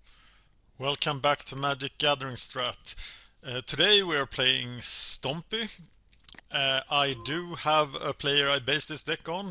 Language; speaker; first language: English; non-native, fluent; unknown